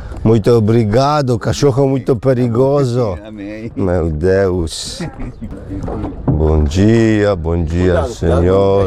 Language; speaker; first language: Portuguese; non-native, learner; Polish